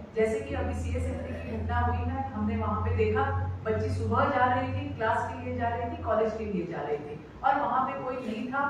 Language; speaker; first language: Hindi; non-native, local second language; Marathi